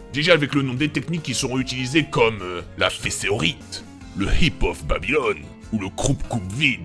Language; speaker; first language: French; native; French